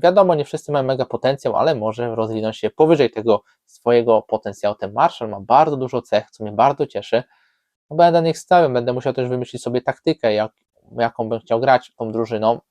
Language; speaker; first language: Polish; native; Polish